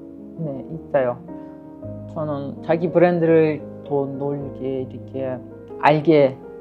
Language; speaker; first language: Korean; non-native, fluent; Kyrgyz